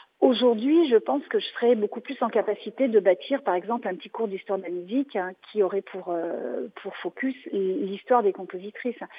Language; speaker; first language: French; native; French